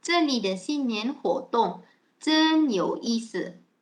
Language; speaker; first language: Chinese; non-native, fluent; Malay